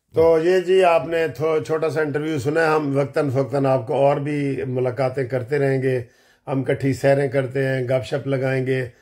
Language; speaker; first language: Urdu; non-native, local second language; Punjabi